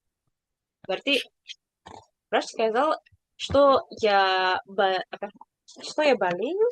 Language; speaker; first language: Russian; non-native, learner; Indonesian